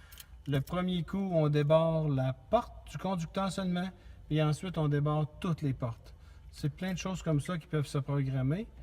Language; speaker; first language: French; native; French